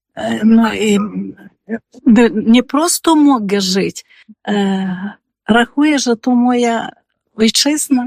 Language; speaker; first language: Polish; early bilingual, heritage; Polish